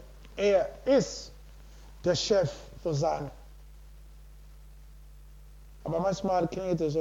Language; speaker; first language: German; non-native, learner; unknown